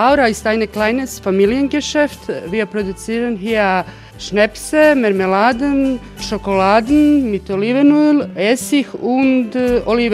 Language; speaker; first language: German; non-native, learner; Croatian